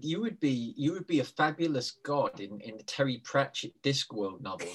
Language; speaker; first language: English; native; English